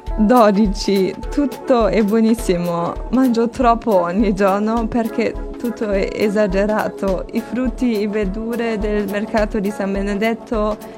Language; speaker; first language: Italian; non-native, learner; German